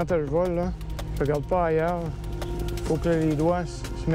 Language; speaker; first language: French; native; French